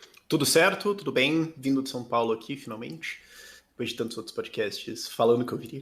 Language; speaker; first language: Portuguese; native; Portuguese